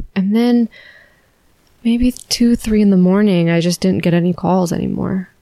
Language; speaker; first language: English; native; English